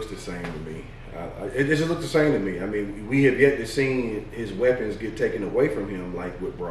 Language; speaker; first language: English; native; English